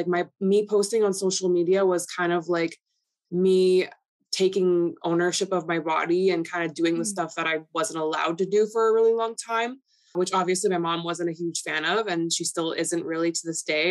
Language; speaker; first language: English; early bilingual, other home language; Polish